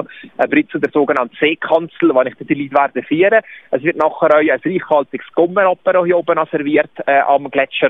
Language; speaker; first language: German; native; German